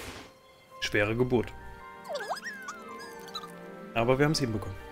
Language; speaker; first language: German; native; German